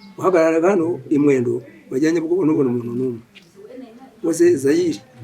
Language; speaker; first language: Kinyarwanda; native; Kinyarwanda